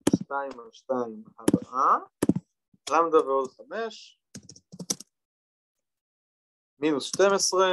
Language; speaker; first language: Hebrew; native; Hebrew